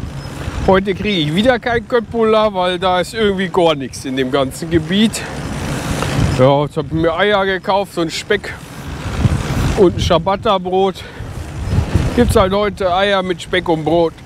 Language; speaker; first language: German; native; German